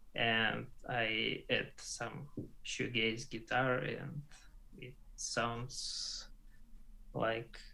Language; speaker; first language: English; non-native, learner; Russian